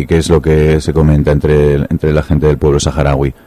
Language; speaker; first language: Spanish; native; Spanish